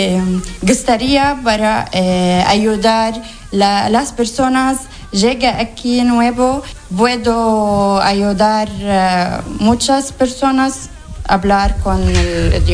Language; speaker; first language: Spanish; non-native, learner; Arabic